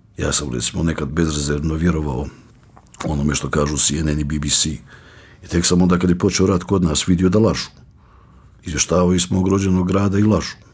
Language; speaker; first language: Croatian; native; Croatian